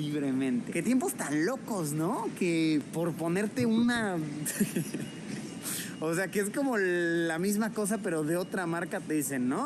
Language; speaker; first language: Spanish; native; Spanish